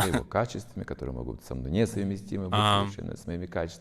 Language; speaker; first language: Russian; native; Russian